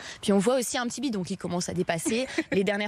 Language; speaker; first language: French; native; French